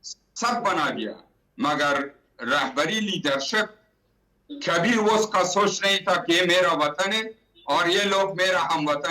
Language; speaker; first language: Hindi; non-native, learner; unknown